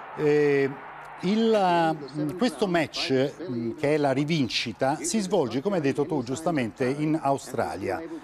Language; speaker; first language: Italian; native; Italian